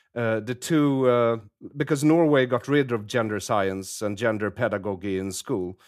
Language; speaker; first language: English; non-native, fluent; Swedish